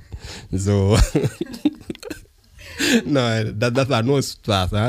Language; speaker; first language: German; non-native, learner; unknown